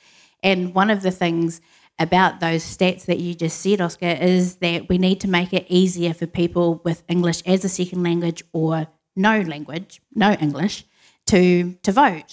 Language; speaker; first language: English; native; English